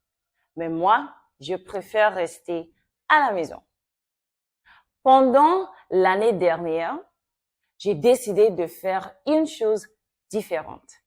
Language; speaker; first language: French; non-native, fluent; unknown